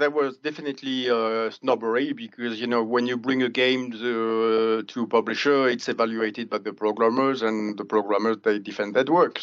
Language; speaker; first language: English; non-native, fluent; French